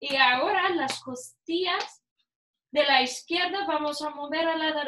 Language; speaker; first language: Spanish; non-native, learner; English